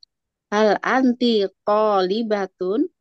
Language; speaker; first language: Arabic; non-native, learner; Indonesian